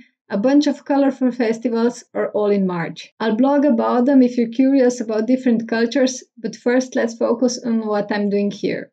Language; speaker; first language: English; non-native, fluent; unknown